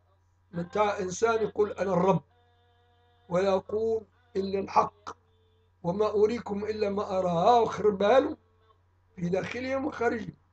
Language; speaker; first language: Arabic; native; Arabic